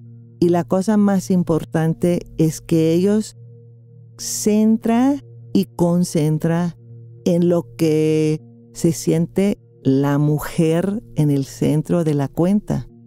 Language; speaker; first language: Spanish; non-native, fluent; English